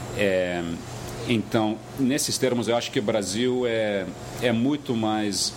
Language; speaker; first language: Portuguese; non-native, fluent; English